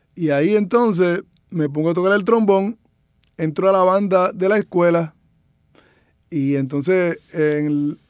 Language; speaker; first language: Spanish; native; Spanish